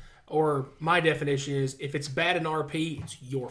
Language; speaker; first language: English; native; English